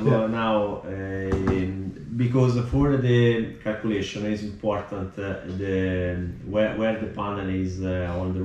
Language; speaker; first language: English; non-native, learner; Italian